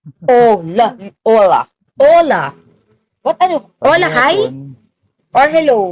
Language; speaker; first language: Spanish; non-native, learner; Filipino